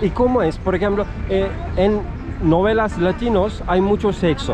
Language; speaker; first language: Spanish; non-native, learner; Turkish